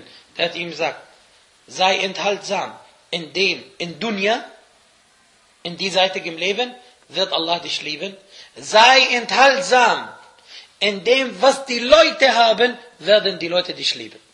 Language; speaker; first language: German; non-native, fluent; Arabic